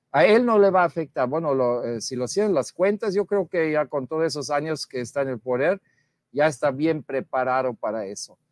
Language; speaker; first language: Spanish; non-native, fluent; German